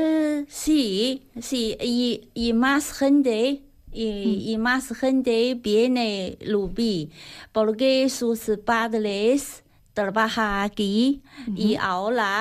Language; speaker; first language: Spanish; non-native, learner; Chinese